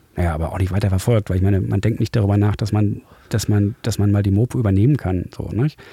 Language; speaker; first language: German; native; German